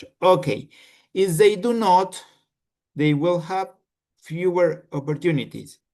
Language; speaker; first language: English; non-native, fluent; Spanish